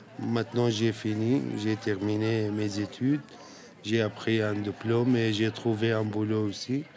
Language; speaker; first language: French; non-native, learner; Arabic